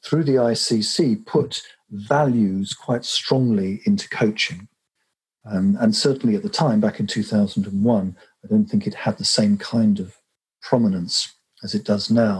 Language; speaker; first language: English; native; English